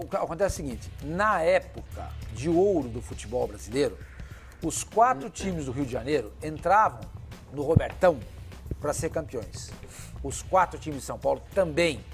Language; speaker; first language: Portuguese; native; Portuguese